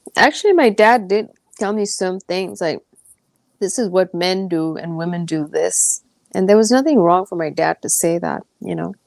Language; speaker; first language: English; non-native, local second language; Gujarati